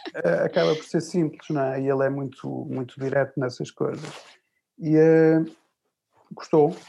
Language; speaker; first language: Portuguese; early bilingual, other home language; English